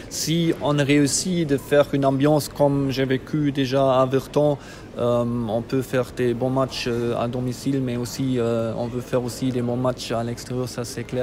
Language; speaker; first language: French; non-native, fluent; German